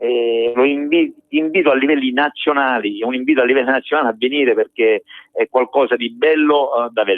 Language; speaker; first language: Italian; native; Italian